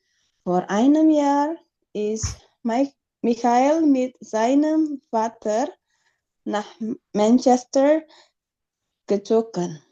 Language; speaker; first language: German; non-native, learner; Indonesian